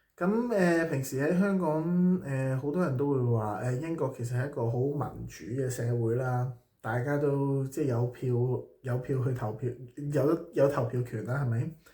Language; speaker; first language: Cantonese; native; Cantonese